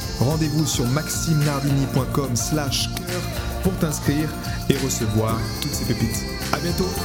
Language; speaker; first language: French; native; French